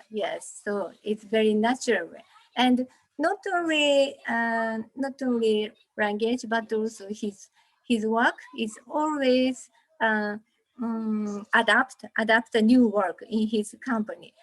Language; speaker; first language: English; non-native, learner; Japanese